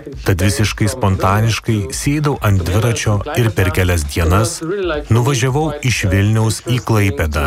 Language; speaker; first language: Lithuanian; non-native, fluent; German